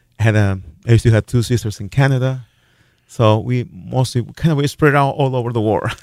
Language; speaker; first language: English; non-native, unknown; Spanish